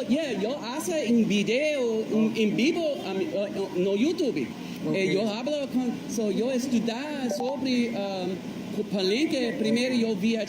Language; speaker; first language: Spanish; non-native, learner; Portuguese